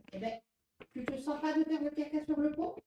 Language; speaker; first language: French; native; French